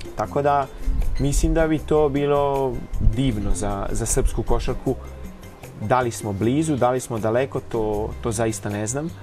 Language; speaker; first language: Serbian; native; Serbian